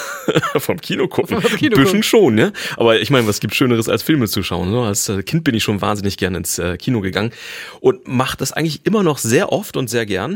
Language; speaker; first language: German; native; German